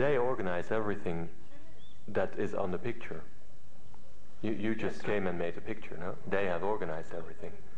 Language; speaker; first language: English; non-native, fluent; Dutch